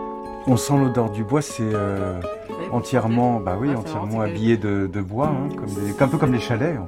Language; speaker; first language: French; native; French